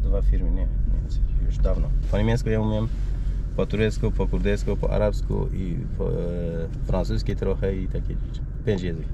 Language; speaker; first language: Polish; non-native, learner; Turkish